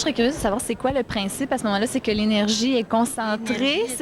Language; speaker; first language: French; native; French